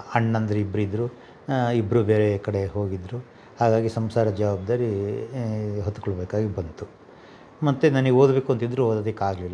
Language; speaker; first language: Kannada; native; Kannada